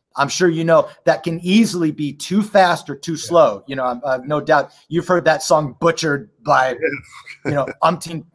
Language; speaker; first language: English; native; English